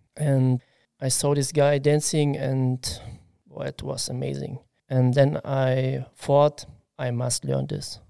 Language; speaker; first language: English; non-native, learner; German